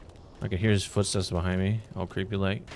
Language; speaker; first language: English; native; English